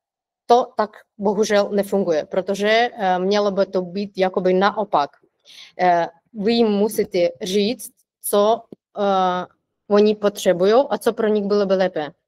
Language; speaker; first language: Czech; non-native, fluent; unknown